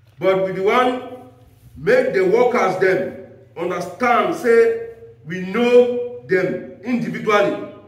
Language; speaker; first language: Nigerian Pidgin; native; Nigerian Pidgin